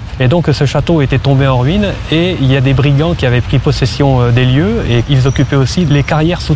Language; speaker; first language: French; native; French